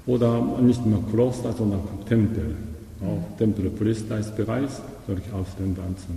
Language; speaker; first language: German; non-native, learner; Japanese